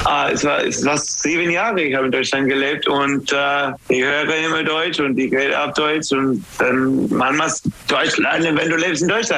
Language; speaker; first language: German; non-native, learner; English